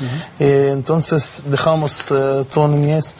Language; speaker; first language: Spanish; non-native, fluent; Arabic